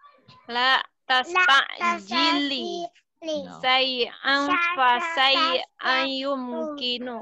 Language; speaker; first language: Arabic; non-native, learner; Indonesian